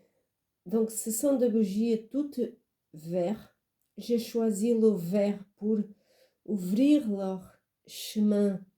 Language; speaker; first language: French; non-native, fluent; Portuguese